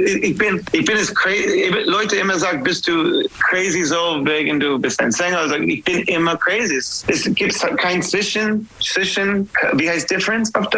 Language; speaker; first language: German; non-native, learner; English